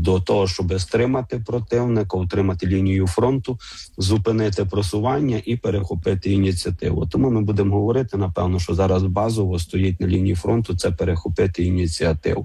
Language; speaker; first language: Ukrainian; native; Ukrainian